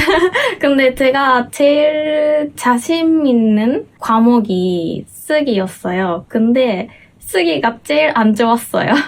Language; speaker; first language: Korean; non-native, fluent; Japanese